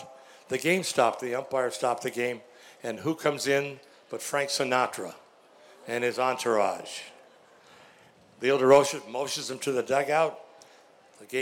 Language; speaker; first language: English; native; English